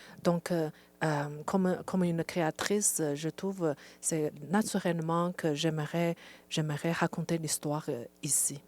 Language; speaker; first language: French; non-native, fluent; Chinese